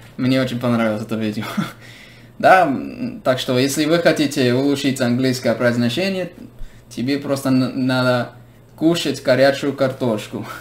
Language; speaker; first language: Russian; non-native, fluent; English